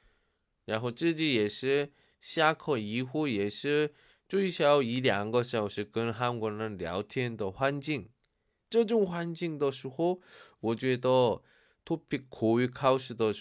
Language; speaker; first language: Chinese; non-native, learner; Korean